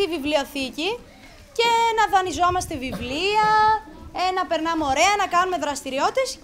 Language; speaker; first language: Greek; native; Greek